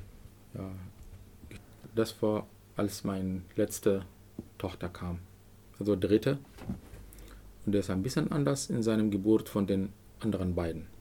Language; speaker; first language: German; non-native, learner; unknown